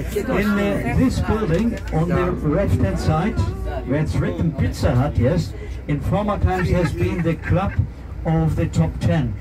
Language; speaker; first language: English; non-native, fluent; German